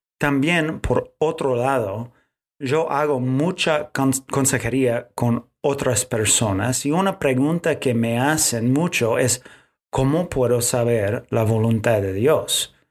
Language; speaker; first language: Spanish; non-native, fluent; English